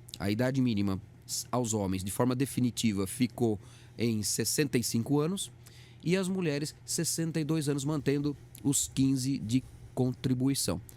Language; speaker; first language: Portuguese; native; Portuguese